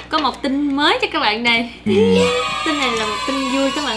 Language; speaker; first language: Vietnamese; native; Vietnamese